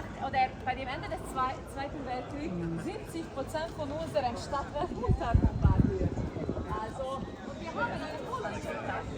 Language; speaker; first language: German; non-native, fluent; Hungarian